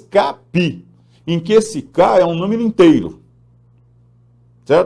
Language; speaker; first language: Portuguese; native; Portuguese